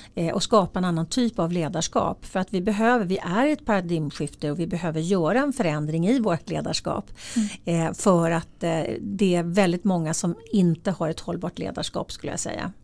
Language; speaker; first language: Swedish; native; Swedish